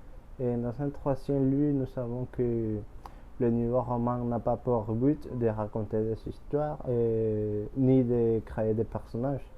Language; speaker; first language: French; non-native, learner; Spanish